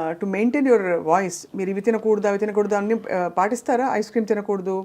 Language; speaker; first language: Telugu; native; Telugu